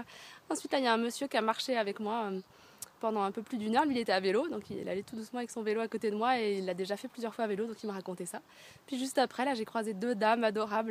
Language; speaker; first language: French; native; French